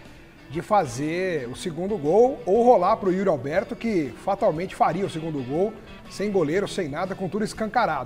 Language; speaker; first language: Portuguese; native; Portuguese